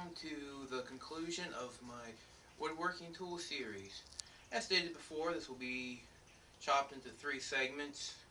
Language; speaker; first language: English; native; English